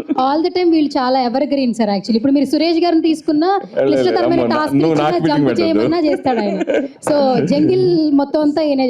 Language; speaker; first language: Telugu; native; Telugu